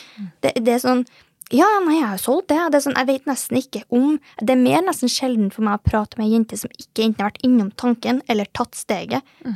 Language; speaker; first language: Norwegian; native; Norwegian